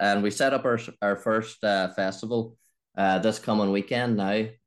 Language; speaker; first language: English; native; English